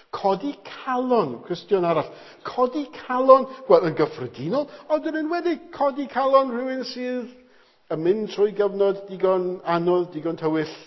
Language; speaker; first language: Welsh; native; Welsh